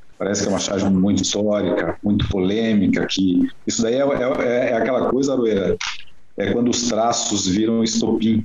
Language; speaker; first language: Portuguese; native; Portuguese